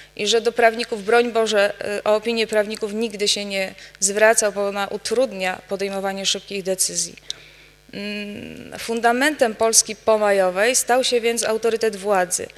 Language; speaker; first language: Polish; native; Polish